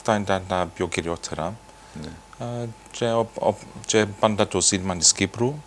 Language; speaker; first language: Greek; early bilingual, heritage; Greek